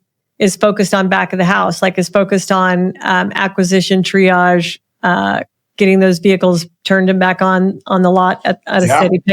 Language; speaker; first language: English; native; English